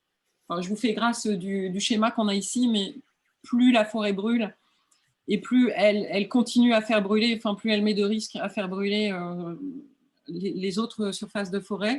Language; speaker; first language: French; native; French